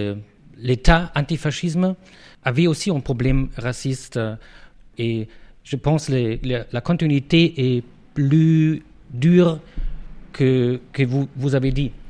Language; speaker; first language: French; non-native, fluent; German